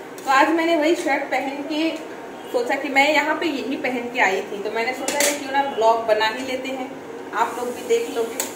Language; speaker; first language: Hindi; non-native, local second language; Bangla